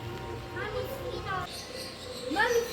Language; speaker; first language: Japanese; early bilingual, other home language; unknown